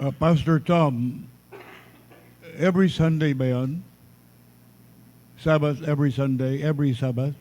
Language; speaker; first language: English; non-native, fluent; Filipino